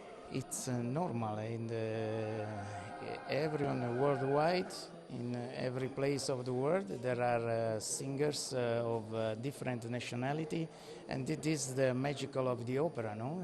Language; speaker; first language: English; non-native, fluent; Italian